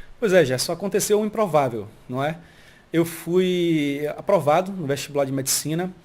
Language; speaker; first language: Portuguese; early bilingual, heritage; Portuguese